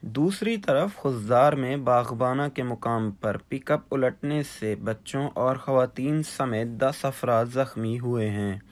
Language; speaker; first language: Urdu; non-native, local second language; Baluchi